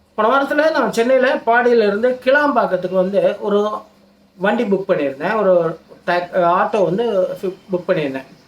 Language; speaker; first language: Tamil; native; Tamil